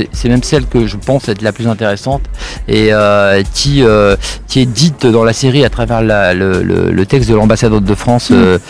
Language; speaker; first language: French; native; French